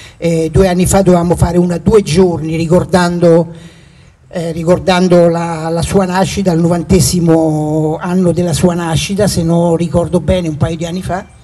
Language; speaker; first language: Italian; native; Italian